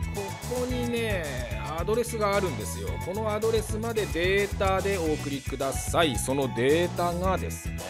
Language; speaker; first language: Japanese; native; Japanese